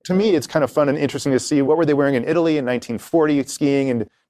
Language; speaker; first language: English; native; English